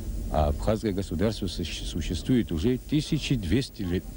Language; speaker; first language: Russian; non-native, local second language; Abkhazian